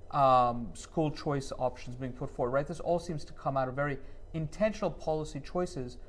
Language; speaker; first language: English; native; English